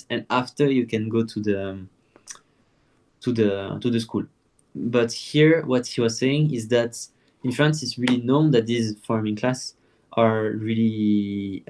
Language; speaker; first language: English; non-native, fluent; French